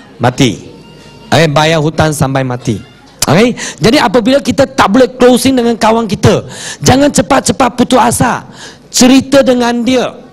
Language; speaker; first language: Malay; non-native, local second language; Chinese